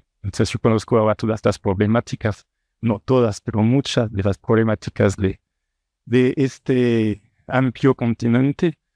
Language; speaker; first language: Spanish; non-native, fluent; French